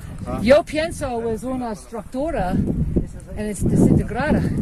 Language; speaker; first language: Spanish; non-native, learner; English